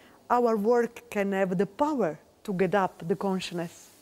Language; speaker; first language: English; non-native, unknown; Italian